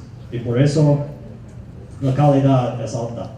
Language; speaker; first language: Spanish; non-native, fluent; English